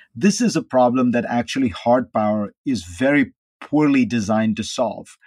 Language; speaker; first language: English; non-native, local second language; Hindi